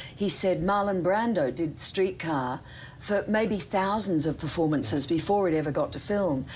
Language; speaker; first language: English; native; English